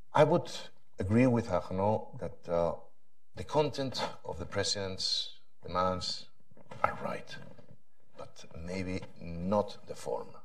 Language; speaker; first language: English; non-native, fluent; Spanish